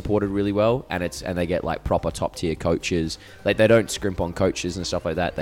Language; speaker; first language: English; native; English